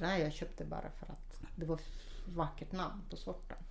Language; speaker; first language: Swedish; non-native, fluent; Russian